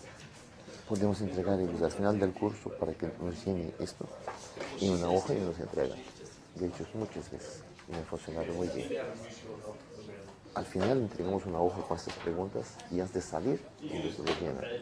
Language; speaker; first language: Spanish; non-native, fluent; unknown